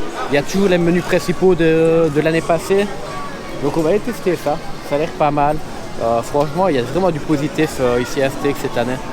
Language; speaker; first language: French; native; French